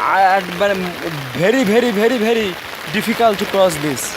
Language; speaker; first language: English; non-native, local second language; Bangla